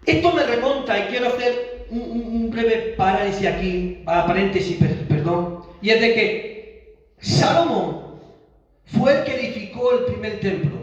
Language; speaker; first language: Spanish; native; Spanish